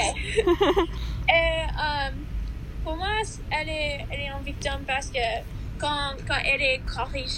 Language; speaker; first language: French; non-native, learner; English